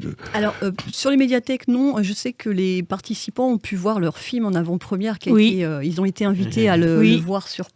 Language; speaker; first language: French; native; French